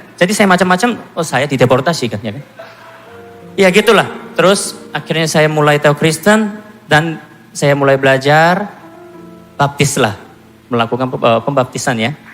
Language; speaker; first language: Indonesian; non-native, fluent; Korean